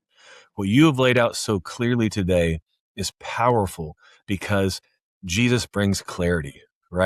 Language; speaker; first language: English; native; English